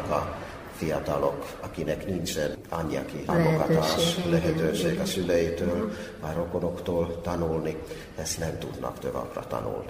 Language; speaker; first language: Hungarian; non-native, fluent; Finnish